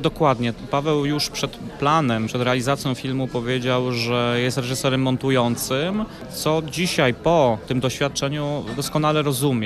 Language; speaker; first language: Polish; native; Polish